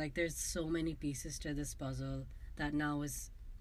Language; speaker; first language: English; non-native, local second language; Urdu